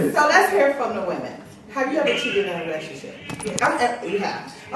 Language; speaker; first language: English; native; English